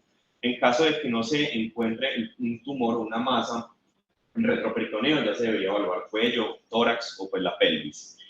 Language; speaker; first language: Spanish; native; Spanish